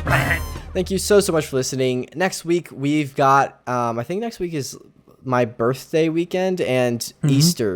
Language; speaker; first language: English; native; English